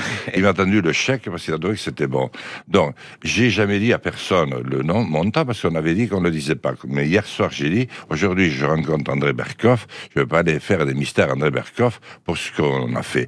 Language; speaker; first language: French; native; French